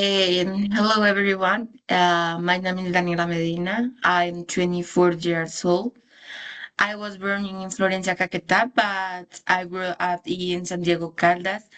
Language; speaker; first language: English; non-native, learner; Spanish